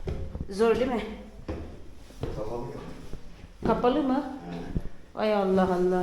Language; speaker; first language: Turkish; non-native, learner; Filipino